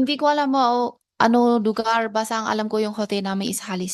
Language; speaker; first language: Filipino; non-native, learner; Chinese